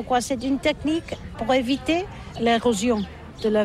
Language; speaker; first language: French; non-native, learner; Catalan